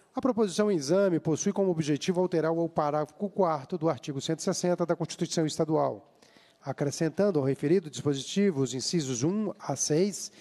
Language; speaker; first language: Portuguese; native; Portuguese